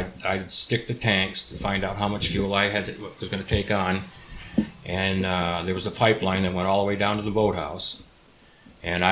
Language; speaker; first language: English; native; English